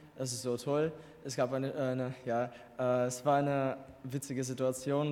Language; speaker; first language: German; non-native, fluent; Russian